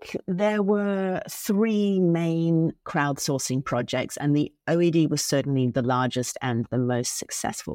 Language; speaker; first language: English; native; English